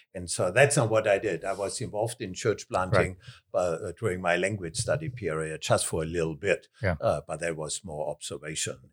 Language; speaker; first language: English; non-native, fluent; German